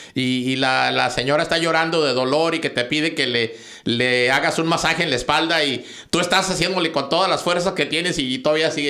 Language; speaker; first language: Spanish; native; Spanish